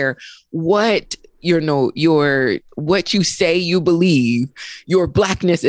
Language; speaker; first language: English; native; English